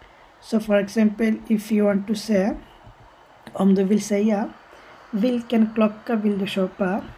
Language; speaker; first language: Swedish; non-native, fluent; Bangla